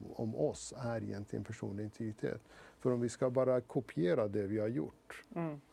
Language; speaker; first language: Swedish; early bilingual, other home language; Persian